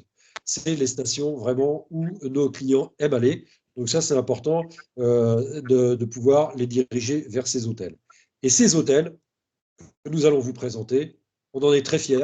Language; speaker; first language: French; native; French